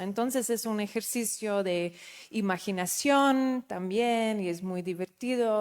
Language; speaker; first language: Spanish; non-native, fluent; Dutch